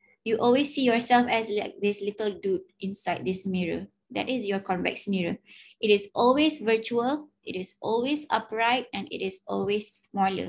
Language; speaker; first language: English; non-native, local second language; Malay